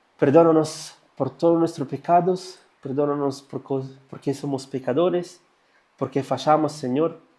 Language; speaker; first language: Spanish; non-native, fluent; Italian